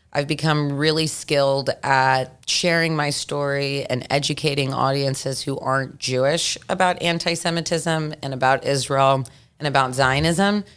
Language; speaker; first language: English; native; English